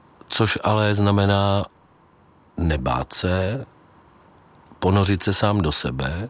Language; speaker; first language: Czech; native; Czech